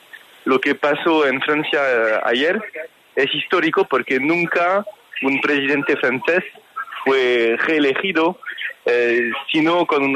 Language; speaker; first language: Spanish; non-native, fluent; French